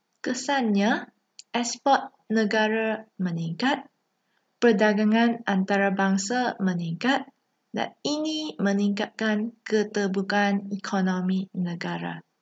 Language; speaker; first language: Malay; non-native, local second language; Chinese